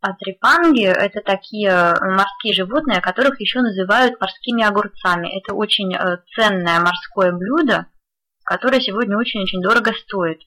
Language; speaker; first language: Russian; native; Russian